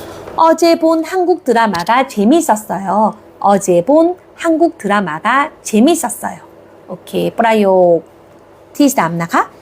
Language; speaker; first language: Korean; non-native, fluent; Thai